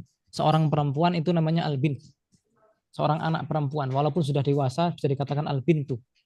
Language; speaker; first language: Indonesian; native; Indonesian